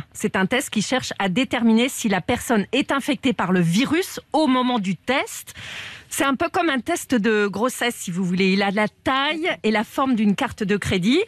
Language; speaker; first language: French; native; French